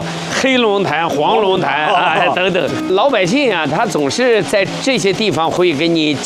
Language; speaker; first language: Chinese; native; Chinese